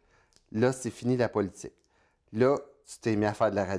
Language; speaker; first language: French; native; French